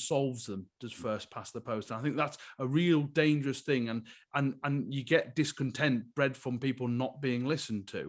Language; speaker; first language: English; native; English